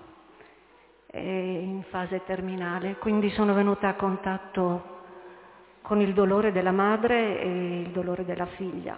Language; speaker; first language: Italian; native; Italian